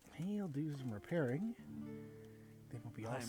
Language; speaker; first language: English; native; English